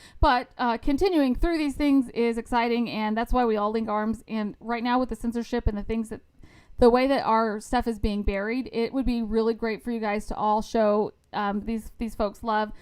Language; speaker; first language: English; native; English